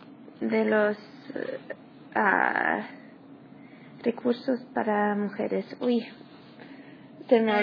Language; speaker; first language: Spanish; non-native, learner; English